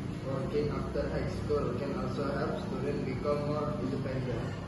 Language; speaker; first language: English; non-native, learner; Indonesian